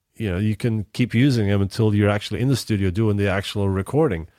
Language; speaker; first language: English; non-native, fluent; Dutch